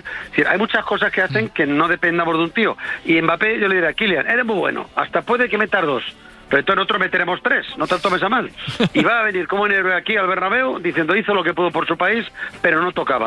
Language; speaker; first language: Spanish; native; Spanish